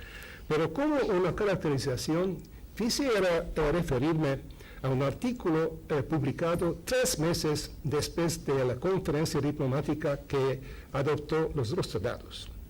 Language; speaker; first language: Spanish; non-native, fluent; Hungarian